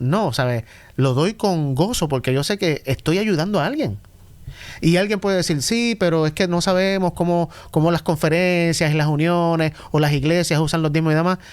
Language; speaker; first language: Spanish; native; Spanish